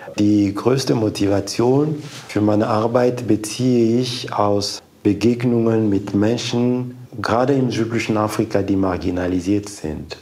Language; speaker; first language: German; non-native, fluent; Lingala